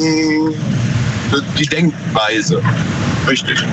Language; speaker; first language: German; native; German